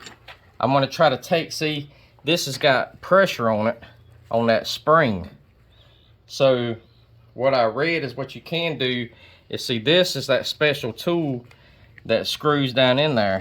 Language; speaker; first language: English; native; English